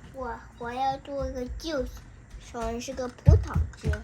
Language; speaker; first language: Chinese; early bilingual, heritage; Chinese